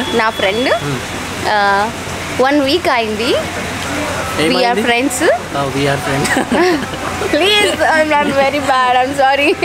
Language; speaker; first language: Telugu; non-native, learner; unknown